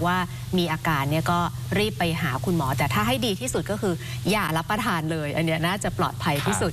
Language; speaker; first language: Thai; native; Thai